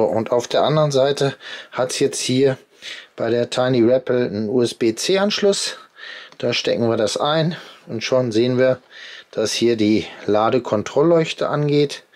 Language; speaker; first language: German; native; German